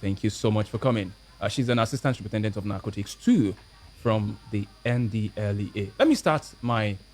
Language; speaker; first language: English; non-native, local second language; Yoruba